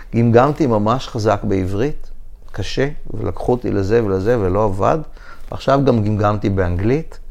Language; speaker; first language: Hebrew; native; Hebrew